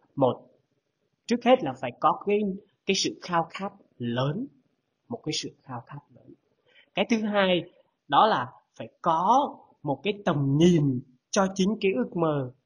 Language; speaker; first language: Vietnamese; non-native, local second language; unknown